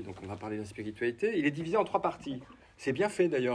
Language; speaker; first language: French; native; French